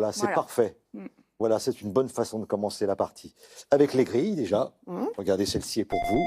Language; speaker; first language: French; native; French